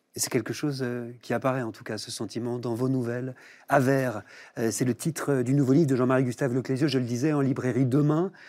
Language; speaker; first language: French; native; French